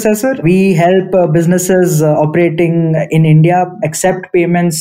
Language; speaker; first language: English; non-native, local second language; Hindi